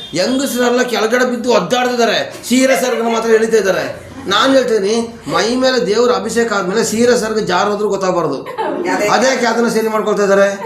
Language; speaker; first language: Kannada; non-native, local second language; Kodava